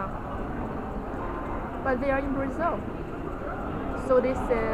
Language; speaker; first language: English; non-native, learner; Chinese